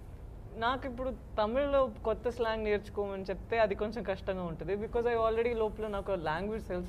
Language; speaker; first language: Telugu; non-native, local second language; Tamil